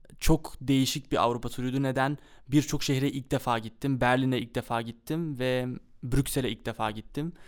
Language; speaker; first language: Turkish; early bilingual, heritage; Turkish